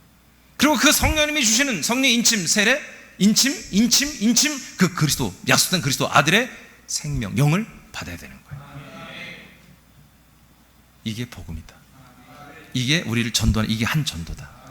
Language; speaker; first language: Korean; native; Korean